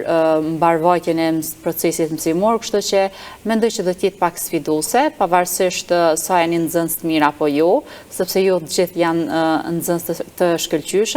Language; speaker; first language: Albanian; native; Albanian